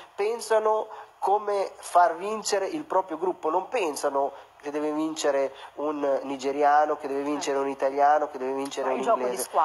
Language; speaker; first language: Italian; non-native, fluent; Urdu